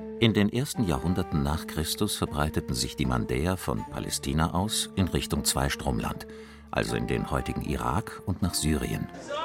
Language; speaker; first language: German; native; German